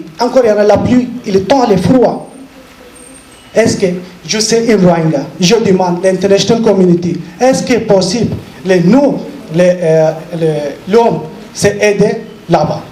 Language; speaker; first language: French; non-native, learner; Rohingya